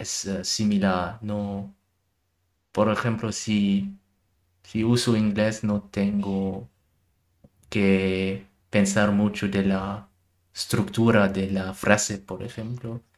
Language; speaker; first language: Spanish; non-native, learner; German